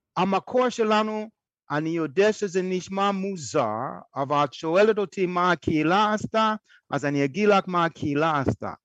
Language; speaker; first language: Hebrew; non-native, fluent; English